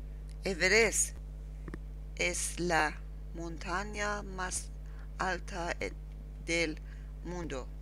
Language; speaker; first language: Spanish; non-native, learner; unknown